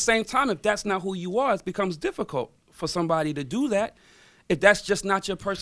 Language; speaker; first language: English; native; English